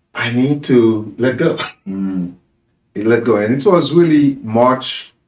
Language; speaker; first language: English; non-native, fluent; Haitian Creole